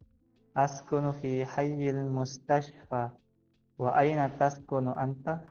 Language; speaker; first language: Arabic; non-native, learner; Indonesian